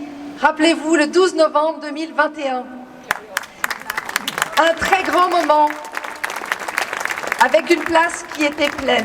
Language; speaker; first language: French; native; French